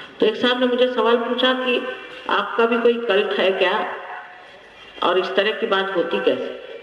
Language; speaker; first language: Hindi; non-native, local second language; Marathi